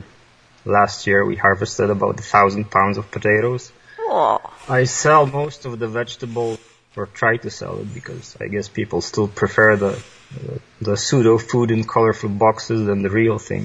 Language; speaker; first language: English; non-native, fluent; Polish